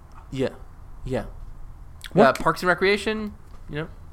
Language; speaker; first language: English; native; English